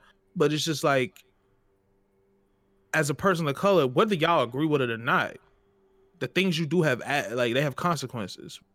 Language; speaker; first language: English; native; English